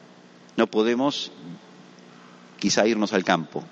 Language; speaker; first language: Spanish; native; Spanish